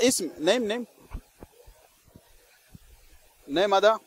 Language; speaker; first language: Arabic; non-native, learner; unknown